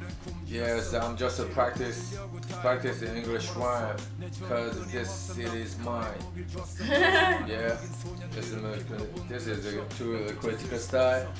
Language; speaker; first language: English; non-native, learner; Korean